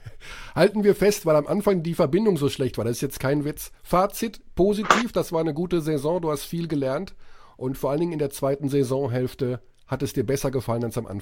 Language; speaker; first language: German; native; German